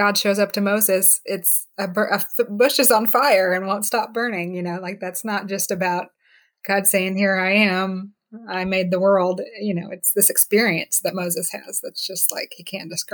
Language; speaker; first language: English; native; English